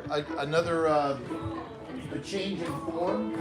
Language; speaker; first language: English; native; English